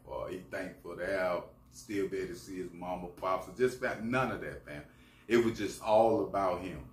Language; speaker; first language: English; native; English